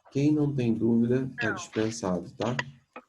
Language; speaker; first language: Portuguese; native; Portuguese